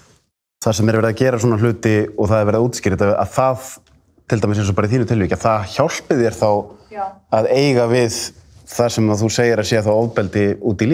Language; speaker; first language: Icelandic; native; Icelandic